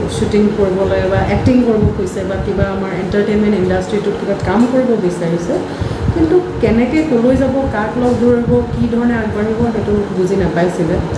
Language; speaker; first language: Assamese; native; Assamese